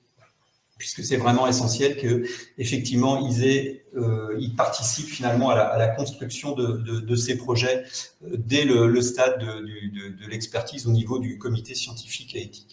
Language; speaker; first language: French; native; French